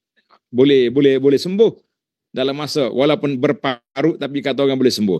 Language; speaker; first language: Malay; native; Malay